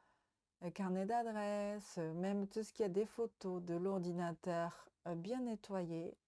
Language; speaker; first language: French; non-native, learner; Japanese